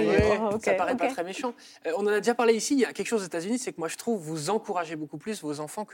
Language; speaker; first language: French; native; French